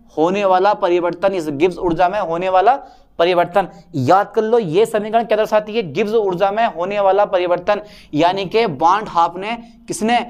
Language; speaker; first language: Hindi; native; Hindi